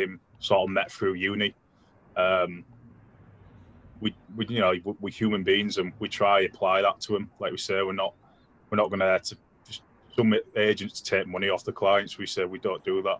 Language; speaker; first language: English; native; English